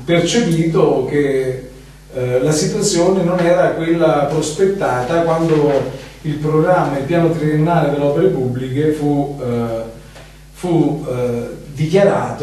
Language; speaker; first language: Italian; native; Italian